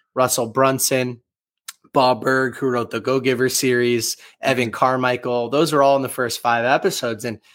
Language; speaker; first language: English; native; English